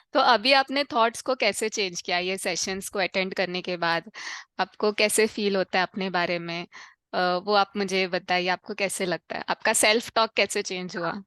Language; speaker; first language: Hindi; non-native, local second language; Tamil